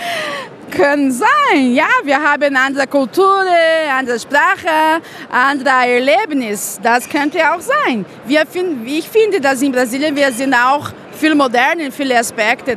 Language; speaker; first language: German; non-native, fluent; Portuguese